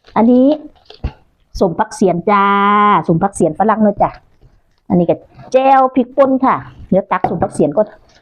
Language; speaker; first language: Thai; native; Thai